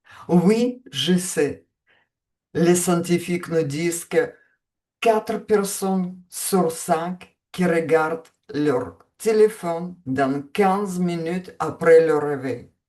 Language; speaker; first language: French; non-native, fluent; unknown